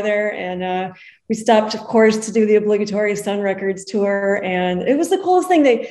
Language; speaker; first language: English; native; English